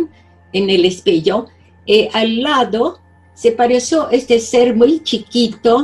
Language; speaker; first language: Spanish; non-native, fluent; Portuguese